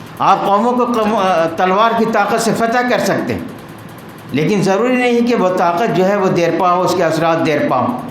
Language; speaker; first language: Urdu; native; Urdu